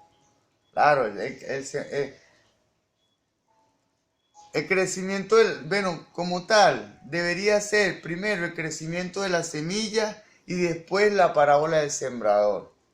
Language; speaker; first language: Spanish; native; Spanish